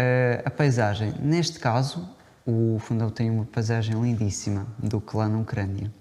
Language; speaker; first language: Portuguese; non-native, fluent; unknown